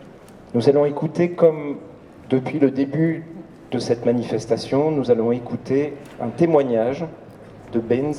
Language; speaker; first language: French; native; French